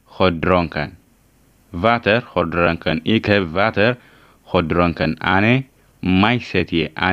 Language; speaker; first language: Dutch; non-native, learner; Tigrinya